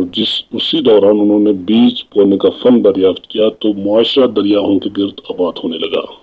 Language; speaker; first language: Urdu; non-native, local second language; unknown